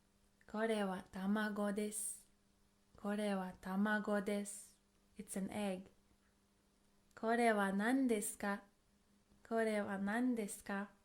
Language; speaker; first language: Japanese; non-native, fluent; English